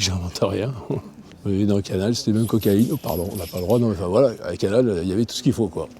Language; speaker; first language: French; native; French